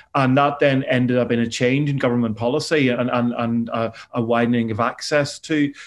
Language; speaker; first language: English; native; English